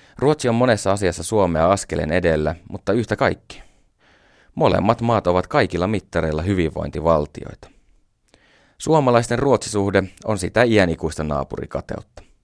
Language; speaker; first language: Finnish; native; Finnish